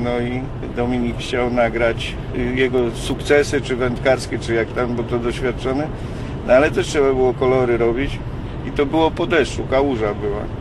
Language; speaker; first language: Polish; native; Polish